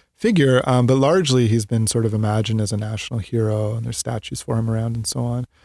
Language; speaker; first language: English; native; English